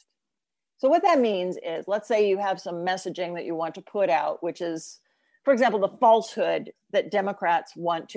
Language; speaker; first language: English; native; English